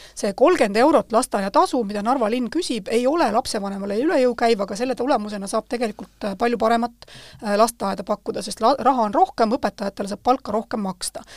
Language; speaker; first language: Estonian; native; Estonian